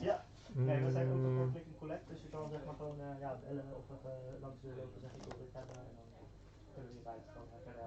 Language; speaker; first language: Dutch; native; Dutch